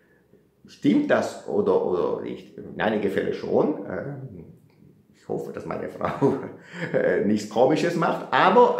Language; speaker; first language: German; non-native, fluent; Italian